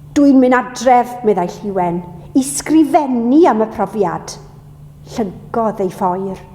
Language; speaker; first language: Welsh; native; Welsh